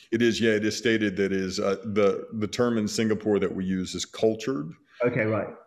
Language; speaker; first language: English; native; English